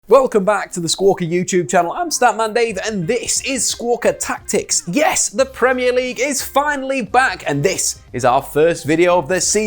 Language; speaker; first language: English; native; English